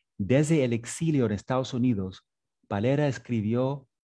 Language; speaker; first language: Spanish; non-native, fluent; English